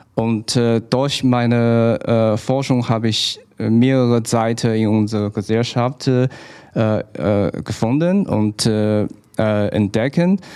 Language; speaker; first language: German; non-native, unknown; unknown